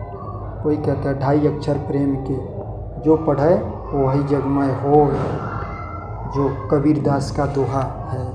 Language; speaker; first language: Hindi; native; Hindi